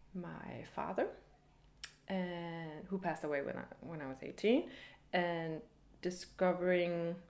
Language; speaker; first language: English; early bilingual, other home language; Danish